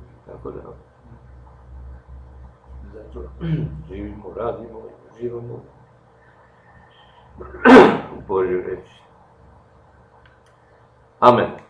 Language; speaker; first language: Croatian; non-native, local second language; Slovenian